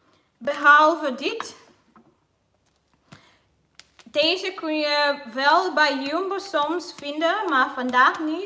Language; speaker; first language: Dutch; non-native, learner; Swahili